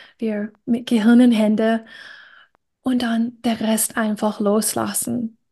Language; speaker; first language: German; non-native, fluent; English